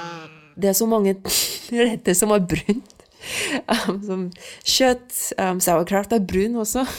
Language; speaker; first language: Norwegian; non-native, fluent; Swedish